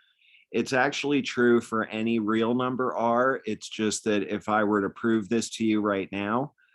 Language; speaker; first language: English; native; English